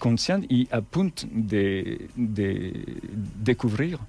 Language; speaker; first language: Catalan; non-native, learner; French